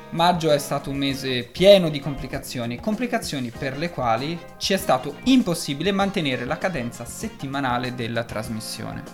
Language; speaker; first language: Italian; native; Italian